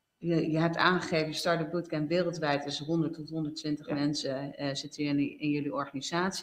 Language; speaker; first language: Dutch; native; Dutch